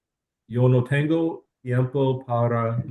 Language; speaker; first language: Spanish; non-native, learner; English